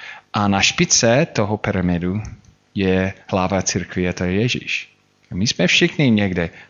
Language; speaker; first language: Czech; non-native, fluent; English